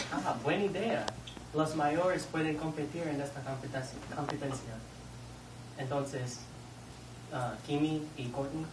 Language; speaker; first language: Spanish; non-native, learner; English